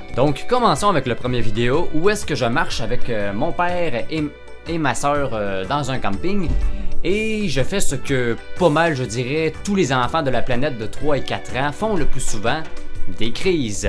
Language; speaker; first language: French; native; French